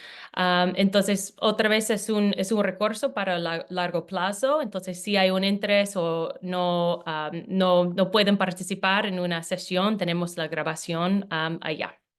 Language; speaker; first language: Spanish; non-native, fluent; English